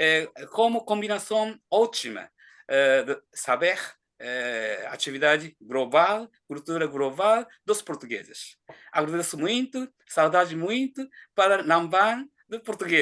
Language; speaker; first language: Portuguese; non-native, fluent; Japanese